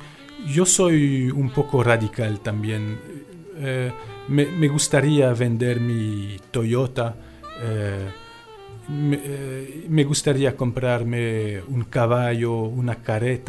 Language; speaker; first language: Spanish; non-native, fluent; French